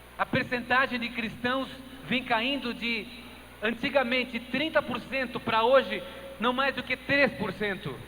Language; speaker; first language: Portuguese; native; Portuguese